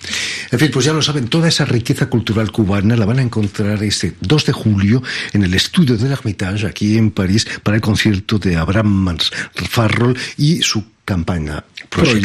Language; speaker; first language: Spanish; native; Spanish